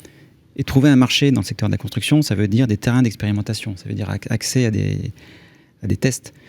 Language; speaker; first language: French; native; French